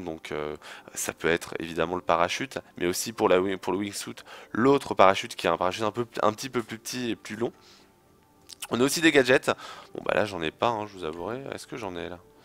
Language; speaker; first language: French; native; French